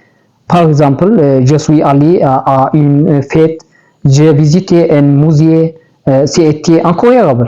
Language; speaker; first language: French; non-native, learner; Amharic